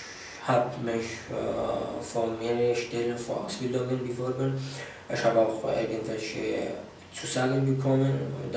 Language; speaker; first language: German; non-native, fluent; Arabic